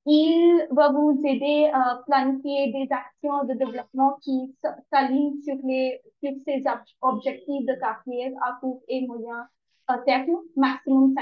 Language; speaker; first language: French; non-native, learner; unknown